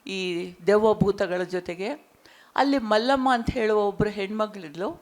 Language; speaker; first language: Kannada; non-native, local second language; Konkani